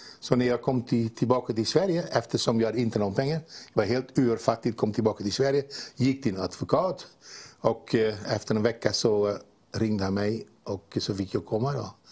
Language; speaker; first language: Swedish; non-native, fluent; Dutch